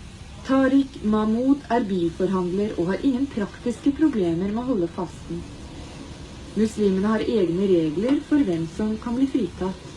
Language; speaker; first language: Norwegian; native; Norwegian